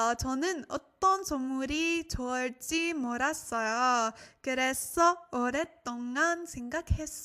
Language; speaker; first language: Korean; non-native, learner; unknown